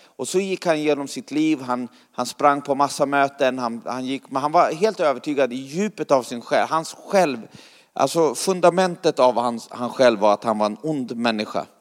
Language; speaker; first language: Swedish; native; Swedish